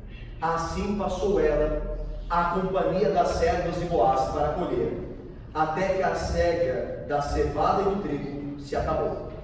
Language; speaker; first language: Portuguese; native; Portuguese